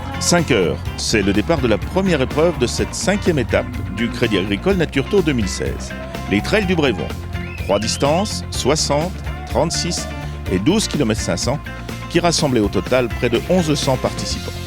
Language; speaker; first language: French; native; French